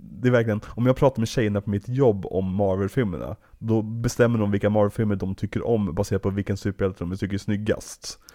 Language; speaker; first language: Swedish; native; Swedish